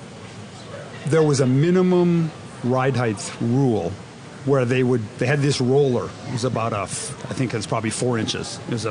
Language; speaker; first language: English; native; English